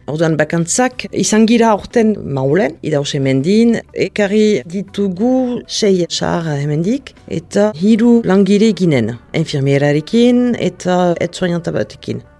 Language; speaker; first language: Basque; native; Basque